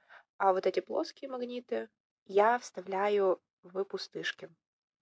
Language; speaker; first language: Russian; native; Russian